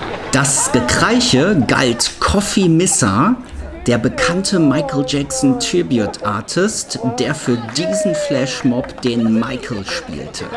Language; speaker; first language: German; native; German